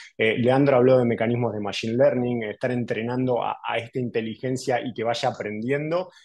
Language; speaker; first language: Spanish; native; Spanish